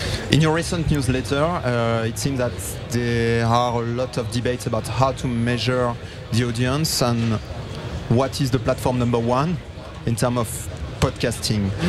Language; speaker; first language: English; non-native, fluent; French